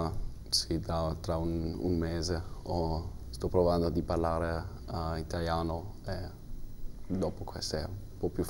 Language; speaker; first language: Italian; non-native, learner; German